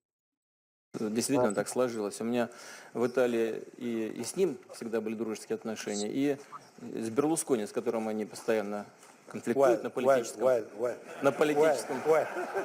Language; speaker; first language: Russian; native; Russian